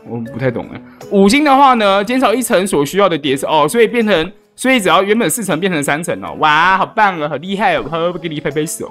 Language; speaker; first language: Chinese; native; Chinese